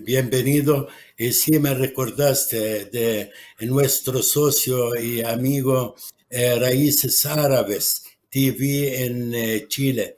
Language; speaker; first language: Spanish; non-native, fluent; Arabic